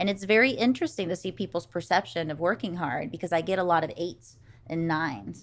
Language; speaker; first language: English; native; English